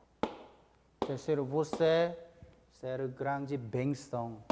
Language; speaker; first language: Portuguese; non-native, fluent; Korean